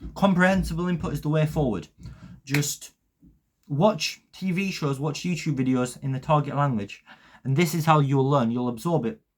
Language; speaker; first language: English; early bilingual, other home language; Polish